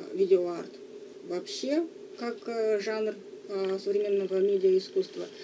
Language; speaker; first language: Russian; native; Russian